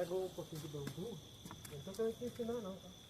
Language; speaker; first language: Portuguese; native; Portuguese